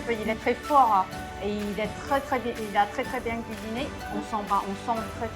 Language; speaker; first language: French; non-native, fluent; Chinese